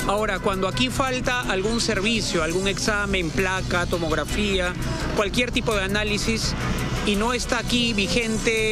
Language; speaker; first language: Spanish; native; Spanish